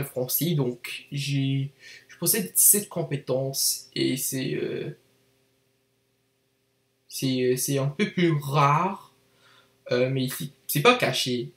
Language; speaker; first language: French; non-native, learner; English